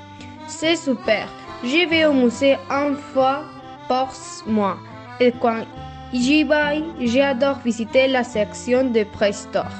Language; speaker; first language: French; non-native, learner; Spanish